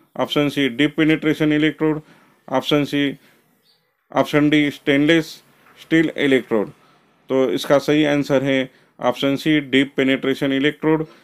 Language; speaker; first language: Hindi; non-native, local second language; Marathi